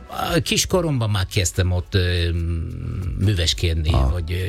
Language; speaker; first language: Hungarian; non-native, learner; Italian